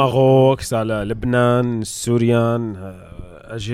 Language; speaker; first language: French; non-native, learner; Arabic